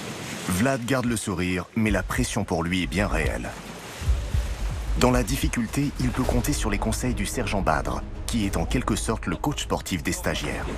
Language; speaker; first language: French; native; French